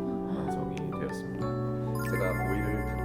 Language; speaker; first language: Korean; native; Korean